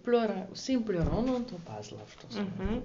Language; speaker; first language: Greek; non-native, learner; German